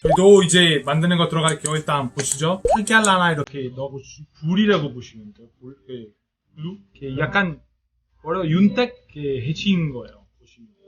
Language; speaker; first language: Korean; non-native, fluent; Italian